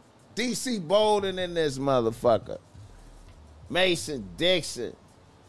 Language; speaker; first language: English; native; English